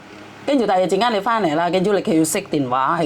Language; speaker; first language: Cantonese; non-native, fluent; Javanese